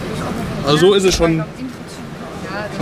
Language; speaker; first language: German; native; German